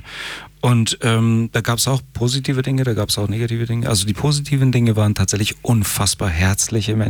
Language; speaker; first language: German; early bilingual, other home language; Persian